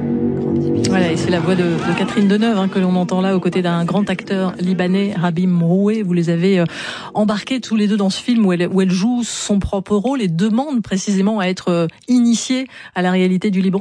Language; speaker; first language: French; native; French